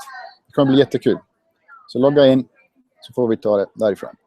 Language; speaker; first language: Swedish; non-native, fluent; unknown